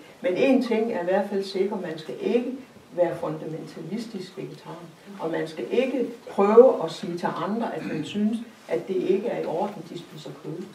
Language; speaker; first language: Danish; native; Danish